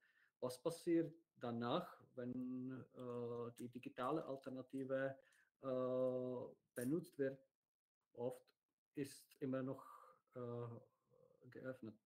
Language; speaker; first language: German; non-native, learner; Czech